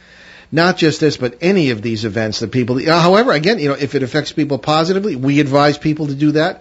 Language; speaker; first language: English; native; English